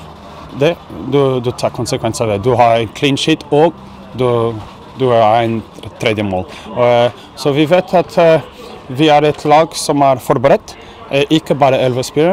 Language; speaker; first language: Norwegian; non-native, fluent; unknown